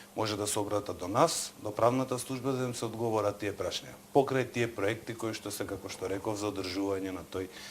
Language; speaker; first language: Macedonian; native; Macedonian